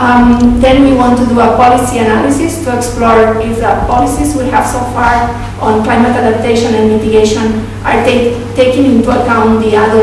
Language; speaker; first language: English; non-native, fluent; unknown